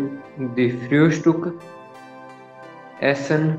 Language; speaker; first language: German; non-native, learner; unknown